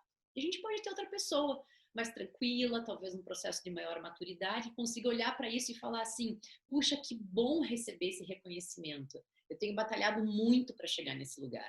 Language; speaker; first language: Portuguese; native; Portuguese